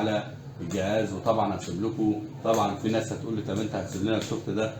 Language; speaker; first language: Arabic; native; Arabic